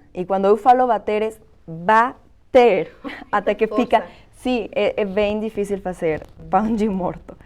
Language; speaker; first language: Portuguese; non-native, fluent; Spanish